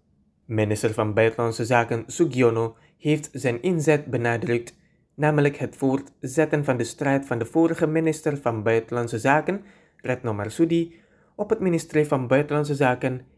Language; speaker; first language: Dutch; non-native, fluent; Indonesian